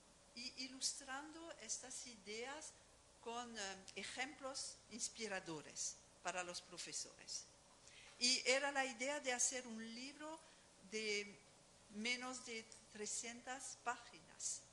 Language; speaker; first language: Spanish; non-native, fluent; French